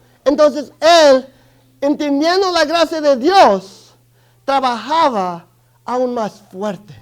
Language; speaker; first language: Spanish; early bilingual, other home language; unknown